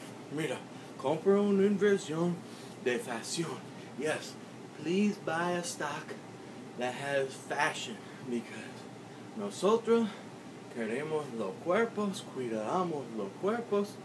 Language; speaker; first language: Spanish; non-native, learner; English